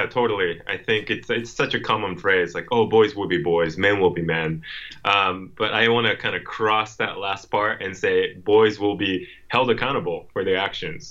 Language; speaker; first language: English; non-native, fluent; Japanese